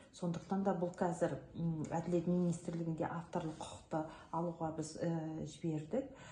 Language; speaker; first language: Kazakh; non-native, local second language; Ukrainian